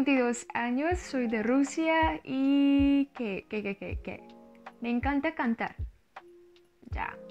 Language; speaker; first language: Spanish; non-native, learner; Russian